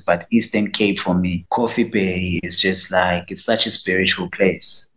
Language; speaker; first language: English; non-native, local second language; Xhosa